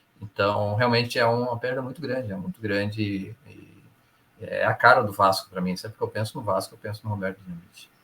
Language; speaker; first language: Portuguese; early bilingual, other home language; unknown